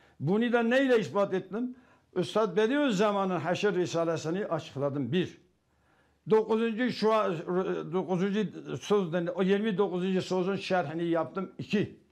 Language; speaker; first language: Turkish; non-native, local second language; Kurdish